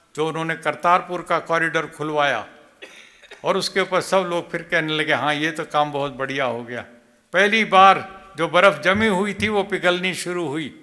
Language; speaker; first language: Hindi; non-native, local second language; Telugu